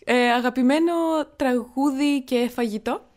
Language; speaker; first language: Greek; native; Greek